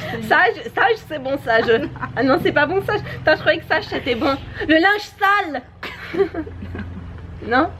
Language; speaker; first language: French; native; French